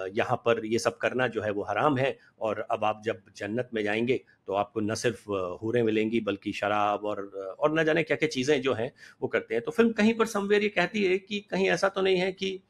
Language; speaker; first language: Hindi; native; Hindi